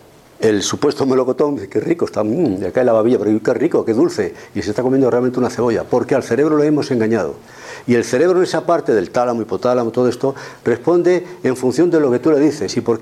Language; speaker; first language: Spanish; native; Spanish